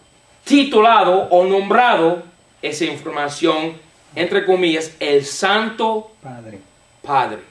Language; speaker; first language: Spanish; non-native, fluent; English